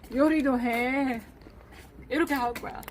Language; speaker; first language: Korean; non-native, learner; Czech